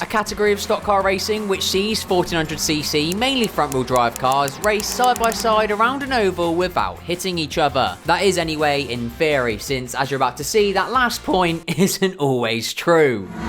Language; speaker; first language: English; native; English